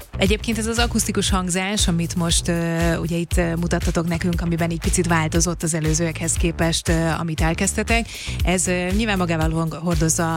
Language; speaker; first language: Hungarian; native; Hungarian